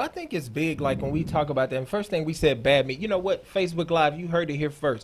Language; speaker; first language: English; native; English